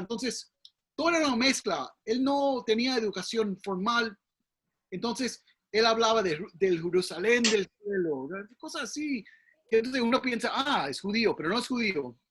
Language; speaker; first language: Spanish; early bilingual, heritage; English